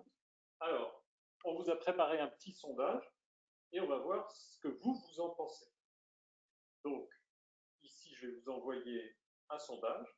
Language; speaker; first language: French; native; French